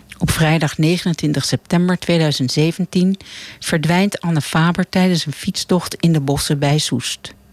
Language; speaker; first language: Dutch; native; Dutch